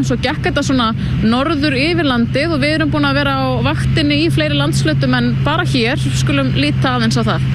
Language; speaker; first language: Icelandic; native; Icelandic